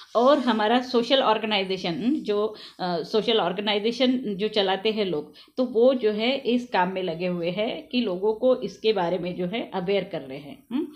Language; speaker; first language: Hindi; non-native, local second language; Marathi